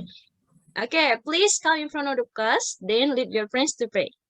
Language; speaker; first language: English; non-native, fluent; Indonesian